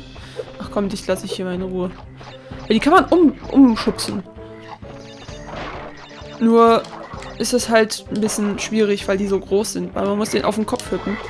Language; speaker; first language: German; native; German